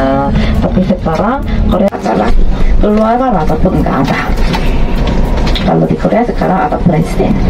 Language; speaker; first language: Indonesian; non-native, fluent; Korean